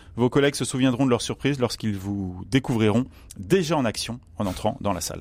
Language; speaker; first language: French; native; French